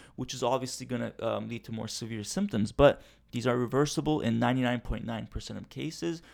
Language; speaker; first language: English; early bilingual, other home language; Turkish